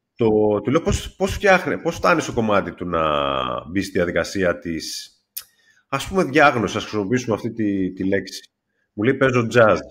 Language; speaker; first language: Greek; native; Greek